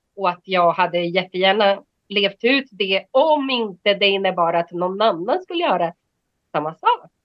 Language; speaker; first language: Swedish; non-native, fluent; Portuguese